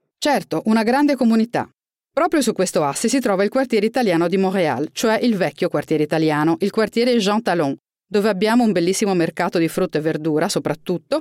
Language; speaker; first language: Italian; native; Italian